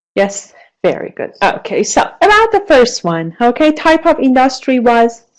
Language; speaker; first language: English; non-native, fluent; Persian